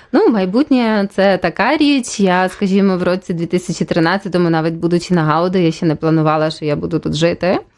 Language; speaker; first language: Ukrainian; native; Ukrainian